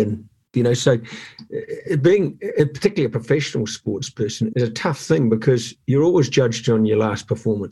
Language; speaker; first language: English; native; English